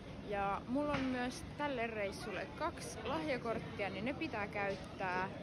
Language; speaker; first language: Finnish; native; Finnish